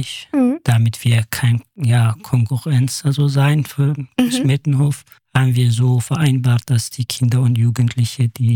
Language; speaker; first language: German; non-native, fluent; Kurdish